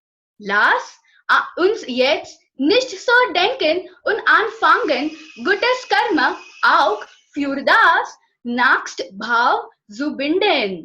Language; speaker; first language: German; non-native, learner; Gujarati